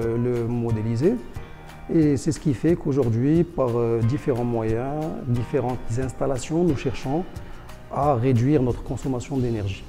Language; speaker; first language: French; non-native, local second language; Arabic